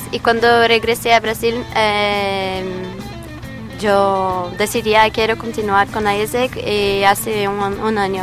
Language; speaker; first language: Spanish; non-native, learner; Portuguese